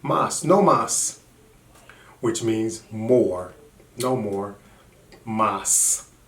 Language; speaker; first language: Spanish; non-native, fluent; English